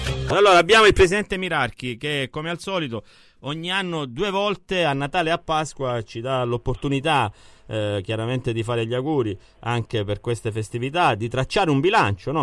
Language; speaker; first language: Italian; native; Italian